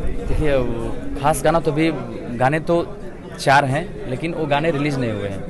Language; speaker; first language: Hindi; native; Hindi